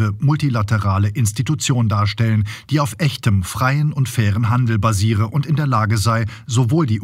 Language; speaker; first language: German; native; German